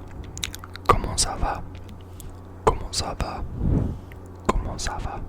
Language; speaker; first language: French; non-native, learner; English